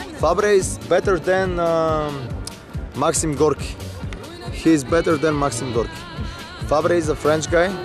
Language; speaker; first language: English; non-native, learner; Serbian